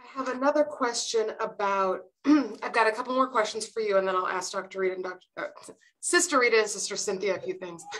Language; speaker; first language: English; native; English